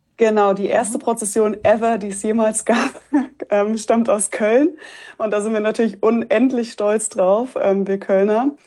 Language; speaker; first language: German; native; German